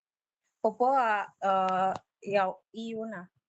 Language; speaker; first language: Chinese; non-native, learner; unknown